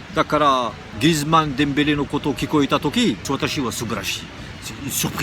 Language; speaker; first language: Japanese; non-native, learner; French